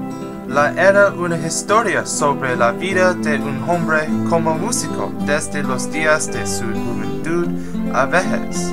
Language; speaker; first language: Spanish; non-native, learner; English